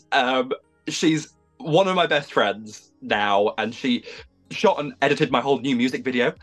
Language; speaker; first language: English; native; English